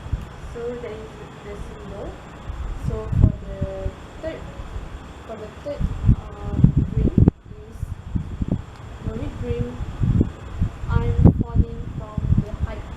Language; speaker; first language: English; non-native, learner; Malay